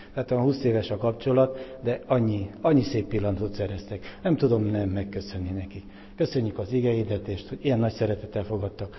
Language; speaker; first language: Hungarian; native; Hungarian